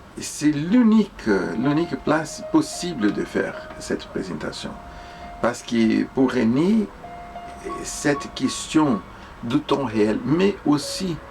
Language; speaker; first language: French; non-native, fluent; Portuguese